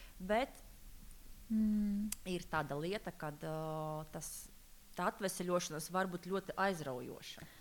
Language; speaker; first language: Latvian; non-native, local second language; Russian